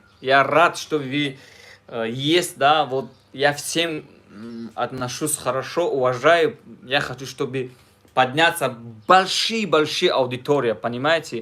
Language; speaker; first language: Russian; non-native, learner; Tajik